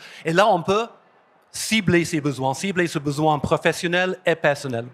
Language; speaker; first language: French; non-native, fluent; English